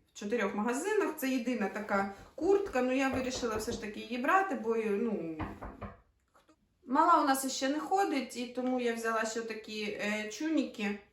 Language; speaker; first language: Ukrainian; native; Ukrainian